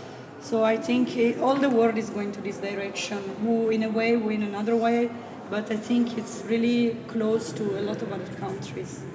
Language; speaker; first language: English; non-native, fluent; Italian